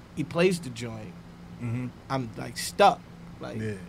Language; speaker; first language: English; native; English